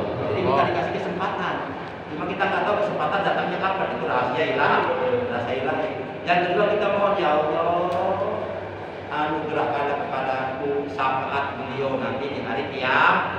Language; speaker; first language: Indonesian; non-native, local second language; Javanese